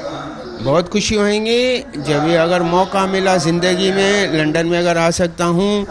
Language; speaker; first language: Hindi; non-native, local second language; Sindhi